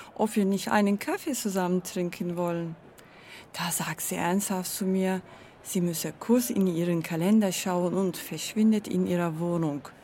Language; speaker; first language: German; non-native, fluent; Turkish